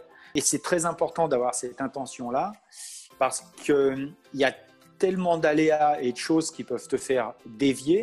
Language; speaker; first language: French; native; French